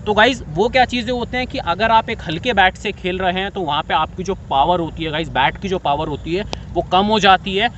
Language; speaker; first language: Hindi; native; Hindi